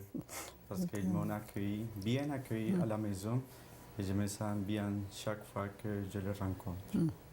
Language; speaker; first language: French; non-native, fluent; Spanish